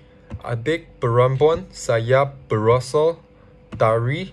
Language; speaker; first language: Indonesian; non-native, learner; Chinese